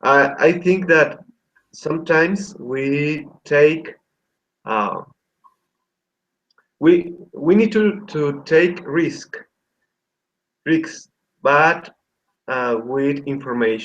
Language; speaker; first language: English; non-native, learner; Spanish